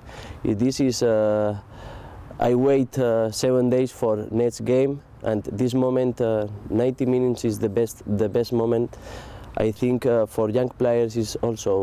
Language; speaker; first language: English; non-native, learner; Spanish